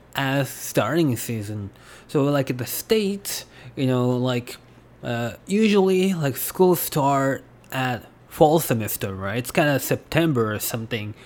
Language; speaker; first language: English; non-native, fluent; Japanese